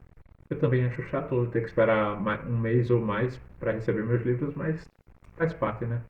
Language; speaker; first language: Portuguese; native; Portuguese